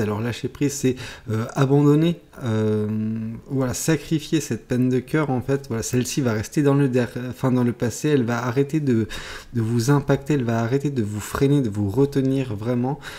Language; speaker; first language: French; native; French